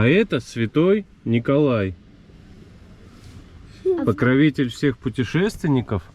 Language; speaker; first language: Russian; native; Russian